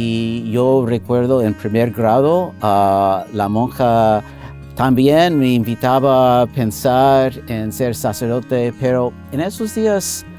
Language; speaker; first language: Spanish; non-native, fluent; English